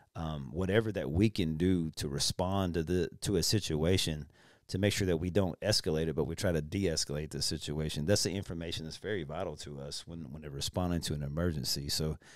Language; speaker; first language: English; native; English